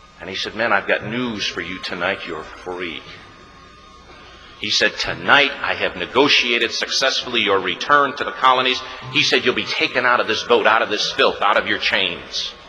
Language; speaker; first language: English; native; English